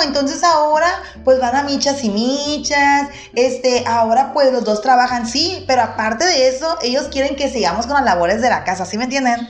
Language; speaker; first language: Spanish; native; Spanish